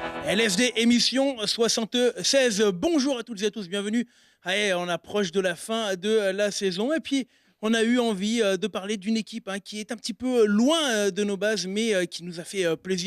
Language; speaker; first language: French; native; French